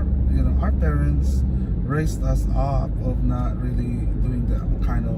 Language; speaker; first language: English; non-native, local second language; Filipino